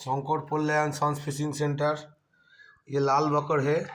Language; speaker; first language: Hindi; non-native, local second language; Bangla